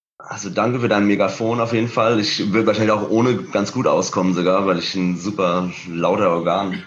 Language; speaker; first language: German; early bilingual, other home language; Persian